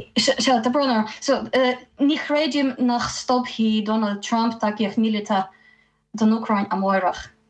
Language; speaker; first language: Irish; non-native, fluent; Ukrainian